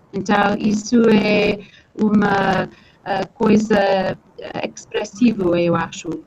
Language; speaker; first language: Portuguese; non-native, fluent; English